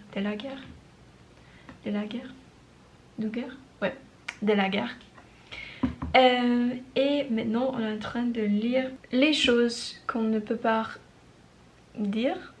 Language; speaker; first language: French; non-native, learner; English